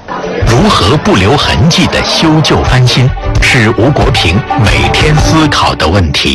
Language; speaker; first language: Chinese; native; Chinese